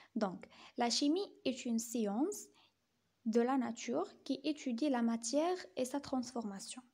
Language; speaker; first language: French; non-native, local second language; Arabic